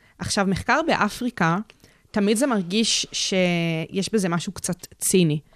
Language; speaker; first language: Hebrew; native; Hebrew